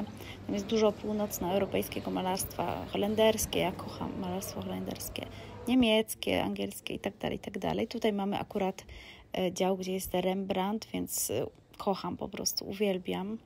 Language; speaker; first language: Polish; native; Polish